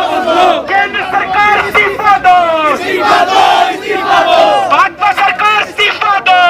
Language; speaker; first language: Hindi; native; Hindi